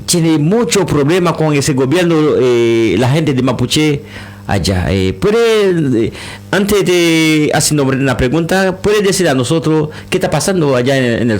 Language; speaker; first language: Spanish; non-native, learner; Haitian Creole